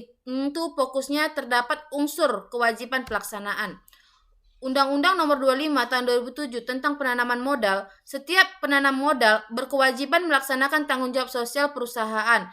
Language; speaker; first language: Indonesian; native; Indonesian